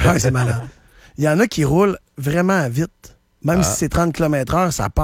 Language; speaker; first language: French; native; French